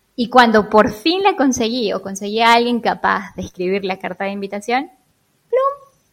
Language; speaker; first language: Spanish; native; Spanish